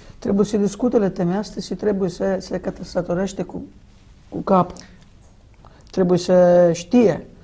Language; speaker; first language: Romanian; early bilingual, heritage; Romanian